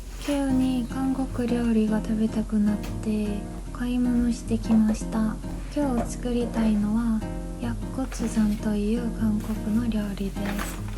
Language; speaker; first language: Japanese; non-native, fluent; Korean